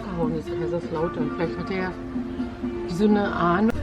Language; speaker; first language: German; native; German